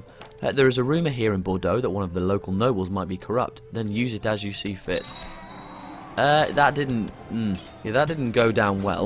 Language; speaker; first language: English; native; English